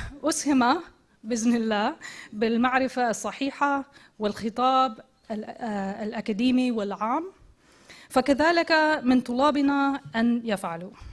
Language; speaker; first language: Arabic; non-native, fluent; English